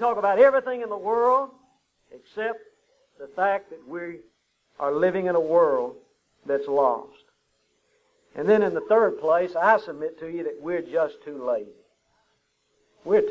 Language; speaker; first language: English; native; English